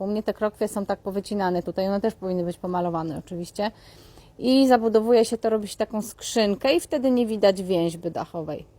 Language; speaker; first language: Polish; native; Polish